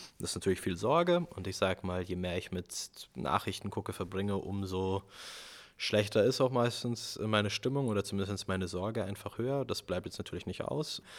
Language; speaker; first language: German; early bilingual, other home language; Russian